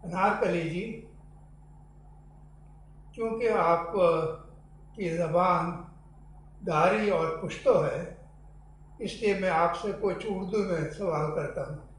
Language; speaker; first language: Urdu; non-native, fluent; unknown